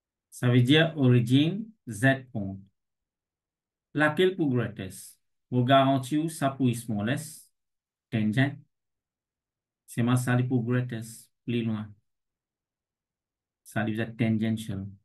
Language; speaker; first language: French; non-native, local second language; Morisyen